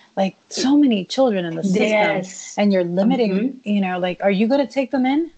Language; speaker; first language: English; early bilingual, other home language; Spanish